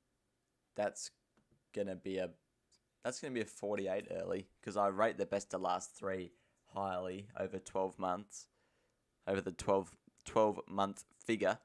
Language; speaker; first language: English; native; English